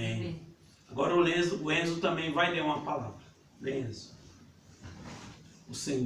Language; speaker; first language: Portuguese; native; Portuguese